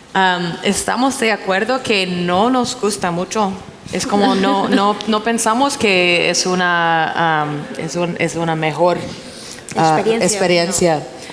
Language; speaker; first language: Spanish; non-native, fluent; English